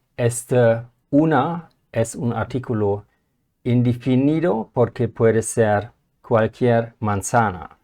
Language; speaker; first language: Spanish; non-native, fluent; German